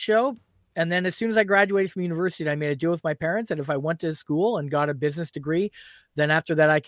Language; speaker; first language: English; native; English